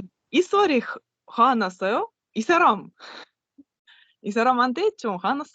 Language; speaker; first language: Korean; non-native, learner; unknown